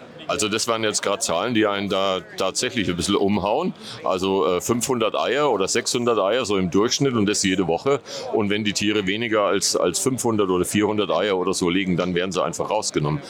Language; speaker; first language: German; native; German